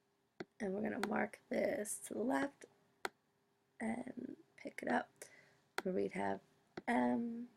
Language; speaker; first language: English; native; English